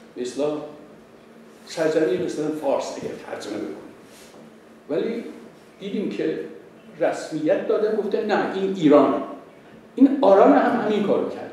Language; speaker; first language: Persian; non-native, local second language; Azerbaijani